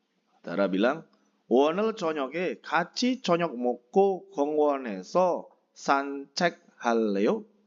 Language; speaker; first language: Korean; non-native, fluent; Indonesian